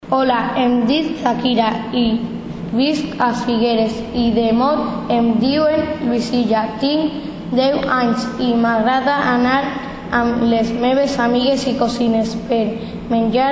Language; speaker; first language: Catalan; early bilingual, other home language; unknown